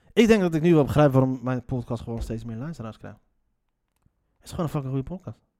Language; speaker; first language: Dutch; early bilingual, other home language; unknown